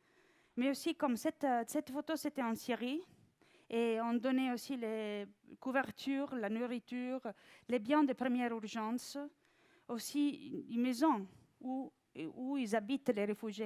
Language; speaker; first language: French; non-native, fluent; Italian